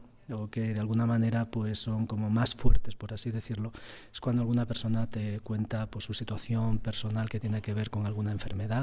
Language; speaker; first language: Spanish; native; Spanish